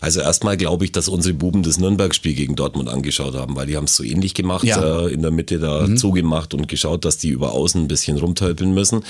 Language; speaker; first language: German; native; German